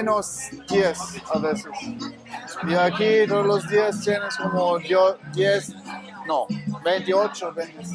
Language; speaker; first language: Spanish; non-native, learner; German